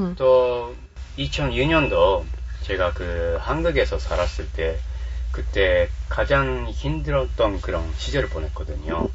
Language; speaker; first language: Korean; non-native, fluent; Japanese